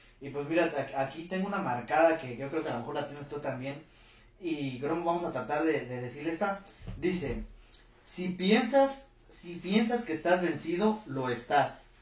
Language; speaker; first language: Spanish; native; Spanish